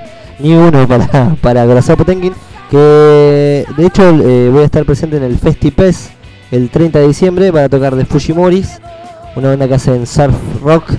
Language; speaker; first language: Spanish; native; Spanish